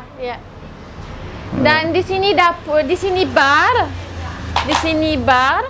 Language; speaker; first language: Indonesian; non-native, learner; French